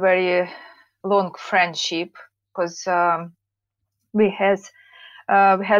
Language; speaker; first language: English; non-native, learner; Ukrainian